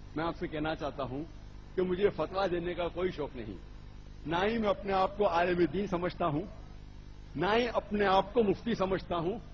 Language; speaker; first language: Urdu; non-native, local second language; Konkani